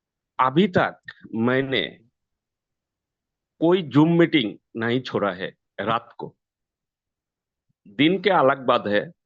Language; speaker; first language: Hindi; non-native, learner; Bangla